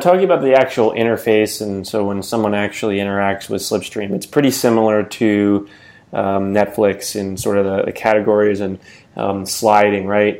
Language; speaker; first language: English; native; English